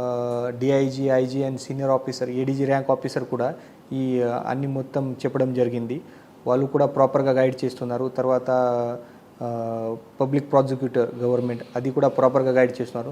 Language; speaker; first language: Telugu; non-native, fluent; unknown